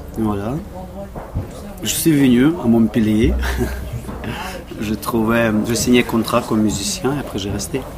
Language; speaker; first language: French; non-native, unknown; Russian